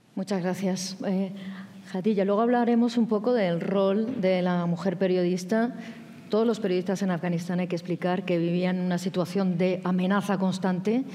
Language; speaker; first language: Spanish; native; Spanish